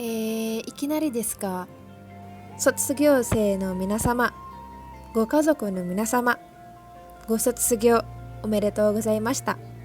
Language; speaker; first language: Japanese; non-native, learner; Malay